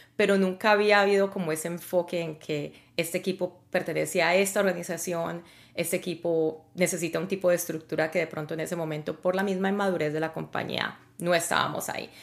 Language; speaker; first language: Spanish; native; Spanish